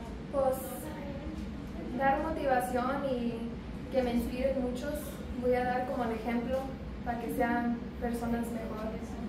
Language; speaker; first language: Spanish; early bilingual, heritage; Spanish